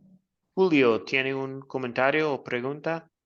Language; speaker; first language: Spanish; non-native, fluent; English